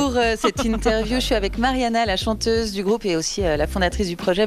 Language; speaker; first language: French; native; French